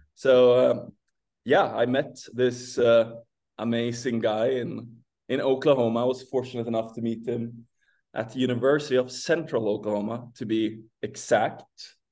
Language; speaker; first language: English; non-native, fluent; Swedish